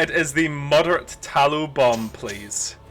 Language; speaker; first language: English; native; English